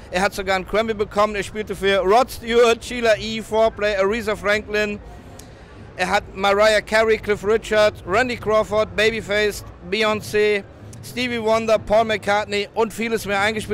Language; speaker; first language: German; native; German